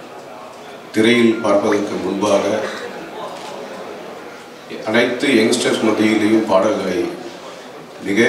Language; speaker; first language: Tamil; native; Tamil